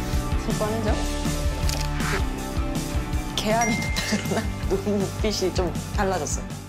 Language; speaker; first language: Korean; native; Korean